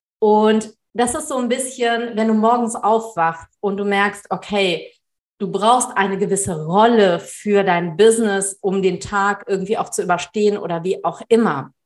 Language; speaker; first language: German; early bilingual, other home language; Tamil